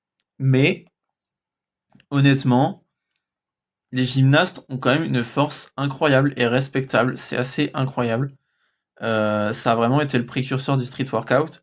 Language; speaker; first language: French; native; French